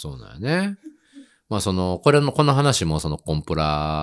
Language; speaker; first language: Japanese; native; Japanese